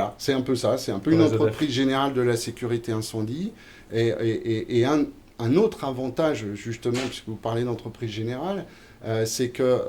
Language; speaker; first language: French; native; French